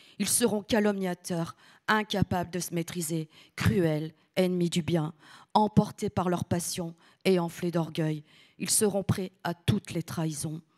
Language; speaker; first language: French; early bilingual, other home language; Italian